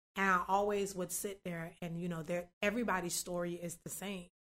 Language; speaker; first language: English; native; English